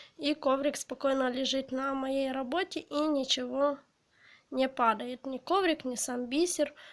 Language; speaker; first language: Russian; non-native, local second language; Ukrainian